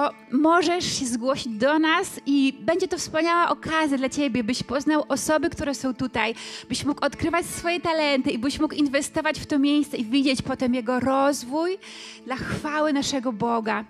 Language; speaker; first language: Polish; native; Polish